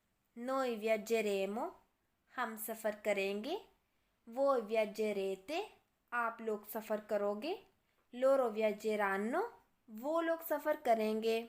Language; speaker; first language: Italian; non-native, fluent; Urdu